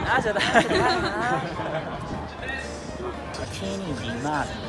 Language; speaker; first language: Thai; non-native, fluent; Japanese